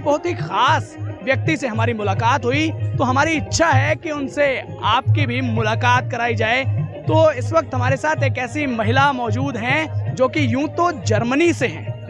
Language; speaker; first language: Hindi; native; Hindi